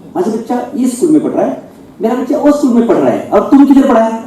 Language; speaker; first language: Hindi; non-native, local second language; Marathi